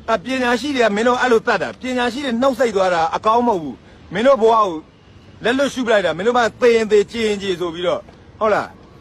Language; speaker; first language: Burmese; native; Burmese